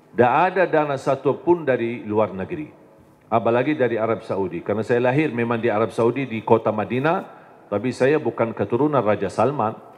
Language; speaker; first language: Indonesian; non-native, fluent; Arabic